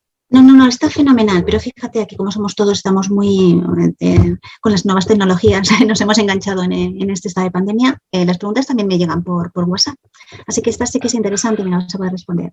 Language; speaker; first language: Spanish; native; Spanish